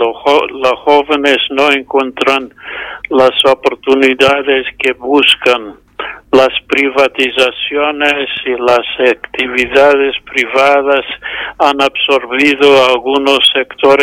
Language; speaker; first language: Spanish; non-native, fluent; English